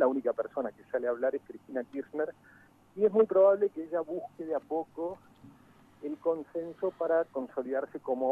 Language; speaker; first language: Spanish; native; Spanish